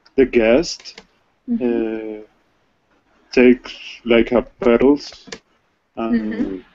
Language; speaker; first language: English; non-native, learner; Spanish